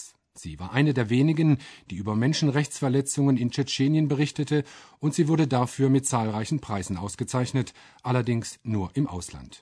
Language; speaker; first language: German; native; German